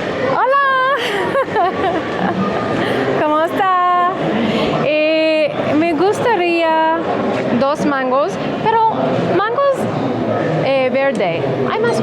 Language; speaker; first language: Spanish; non-native, learner; English